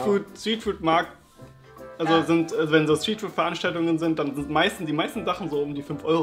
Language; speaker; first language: German; native; German